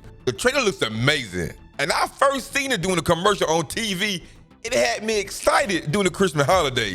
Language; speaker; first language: English; native; English